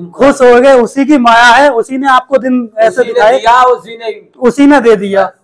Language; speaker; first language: Hindi; native; Hindi